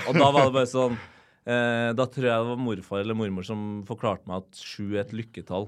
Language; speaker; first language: Norwegian; native; Norwegian